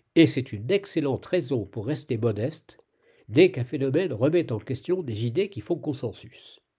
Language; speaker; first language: French; native; French